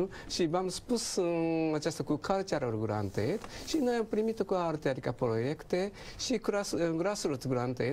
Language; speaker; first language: Romanian; non-native, learner; Japanese